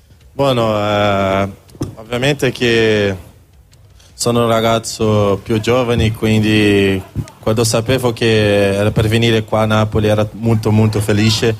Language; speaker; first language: Italian; non-native, learner; Portuguese